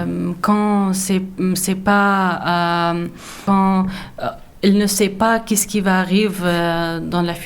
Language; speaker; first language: French; non-native, learner; Persian